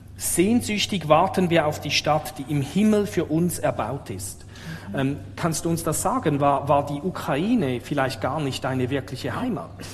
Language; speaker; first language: German; native; German